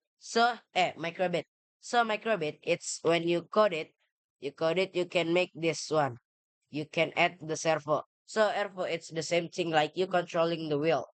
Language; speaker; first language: English; non-native, learner; Indonesian